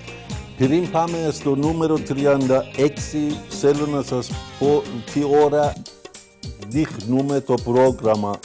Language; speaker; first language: Greek; non-native, fluent; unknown